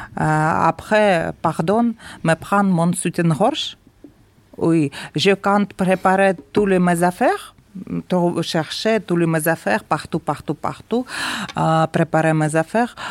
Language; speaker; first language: French; non-native, learner; Ukrainian